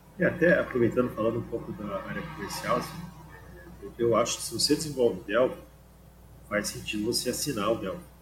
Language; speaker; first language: Portuguese; native; Portuguese